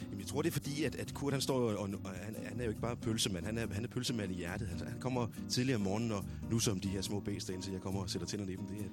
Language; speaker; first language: Danish; native; Danish